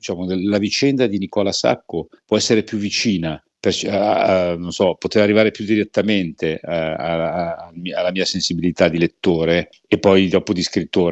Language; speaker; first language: Italian; native; Italian